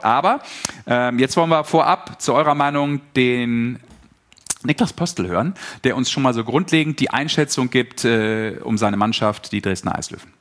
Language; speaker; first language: German; native; German